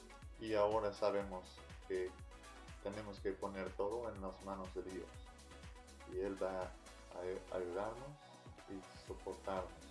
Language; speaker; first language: Spanish; non-native, learner; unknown